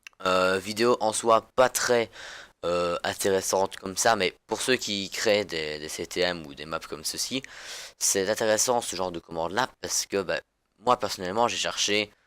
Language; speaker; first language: French; native; French